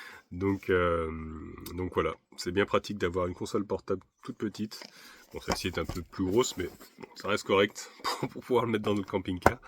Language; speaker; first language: French; native; French